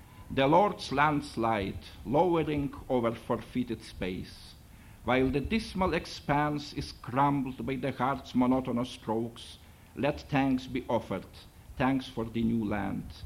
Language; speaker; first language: English; non-native, fluent; Lithuanian